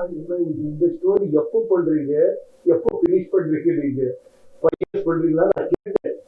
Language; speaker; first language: Tamil; non-native, learner; Kannada